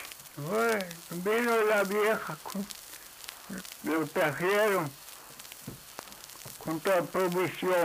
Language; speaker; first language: Spanish; non-native, local second language; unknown